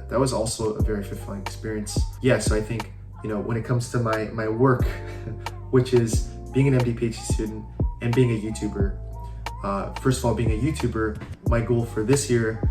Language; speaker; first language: English; early bilingual, other home language; Chinese